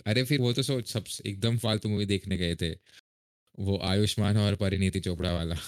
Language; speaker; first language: Hindi; native; Hindi